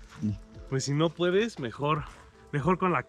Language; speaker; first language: Spanish; native; Spanish